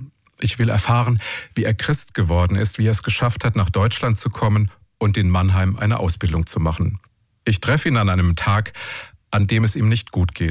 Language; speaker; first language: German; native; German